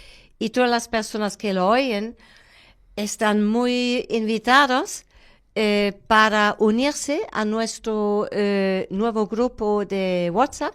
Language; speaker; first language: Spanish; non-native, fluent; German